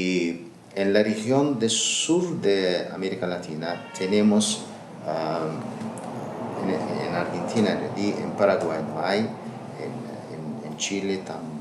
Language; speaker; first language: Spanish; non-native, learner; Azerbaijani